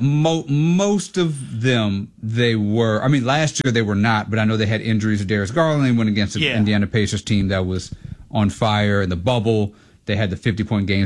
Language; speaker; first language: English; native; English